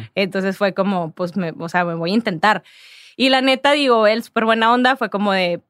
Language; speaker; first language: Spanish; native; Spanish